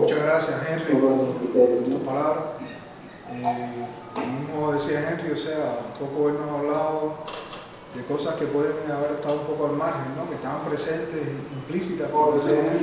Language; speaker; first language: Spanish; native; Spanish